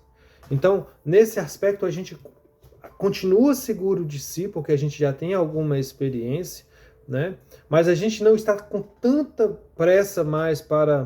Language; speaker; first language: Portuguese; native; Portuguese